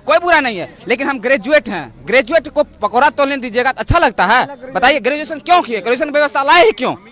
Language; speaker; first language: Hindi; native; Hindi